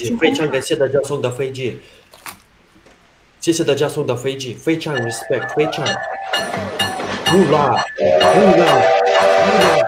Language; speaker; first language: Chinese; non-native, learner; Russian